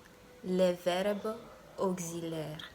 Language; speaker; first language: French; non-native, fluent; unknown